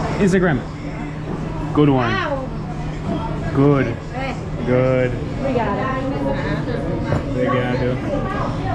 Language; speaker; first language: Portuguese; non-native, learner; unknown